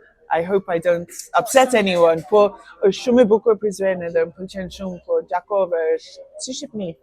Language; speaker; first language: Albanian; non-native, learner; English